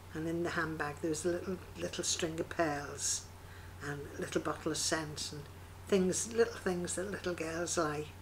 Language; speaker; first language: English; native; English